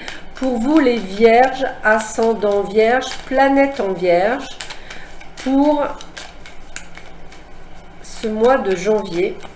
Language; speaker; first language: French; native; French